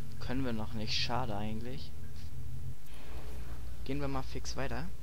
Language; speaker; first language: German; native; German